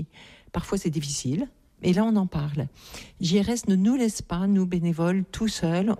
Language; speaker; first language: French; native; French